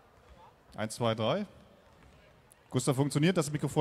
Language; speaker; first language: German; native; German